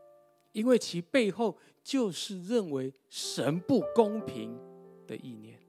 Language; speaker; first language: Chinese; native; Chinese